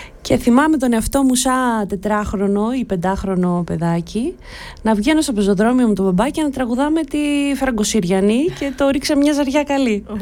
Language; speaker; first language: Greek; early bilingual, other home language; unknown